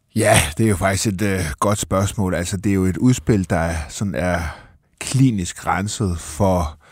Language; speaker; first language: Danish; native; Danish